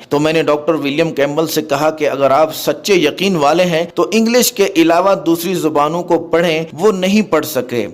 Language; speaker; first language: Urdu; native; Urdu